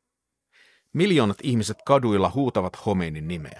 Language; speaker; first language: Finnish; native; Finnish